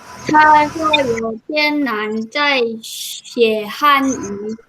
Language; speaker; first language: Chinese; non-native, learner; Indonesian